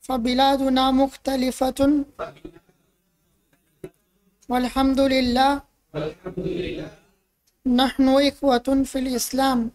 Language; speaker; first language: Arabic; non-native, learner; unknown